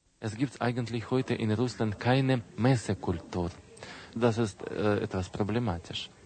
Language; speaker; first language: German; non-native, fluent; Russian